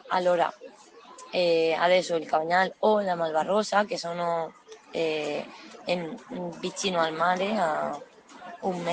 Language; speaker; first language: Italian; non-native, learner; Spanish